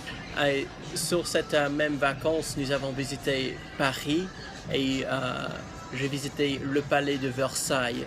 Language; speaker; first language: French; non-native, learner; English